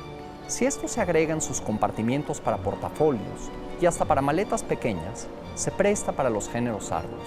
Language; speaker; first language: Spanish; native; Spanish